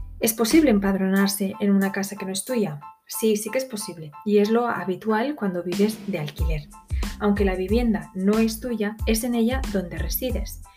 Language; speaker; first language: Spanish; native; Spanish